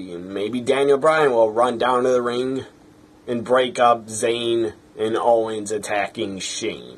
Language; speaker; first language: English; native; English